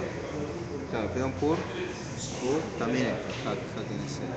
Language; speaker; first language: Spanish; native; Spanish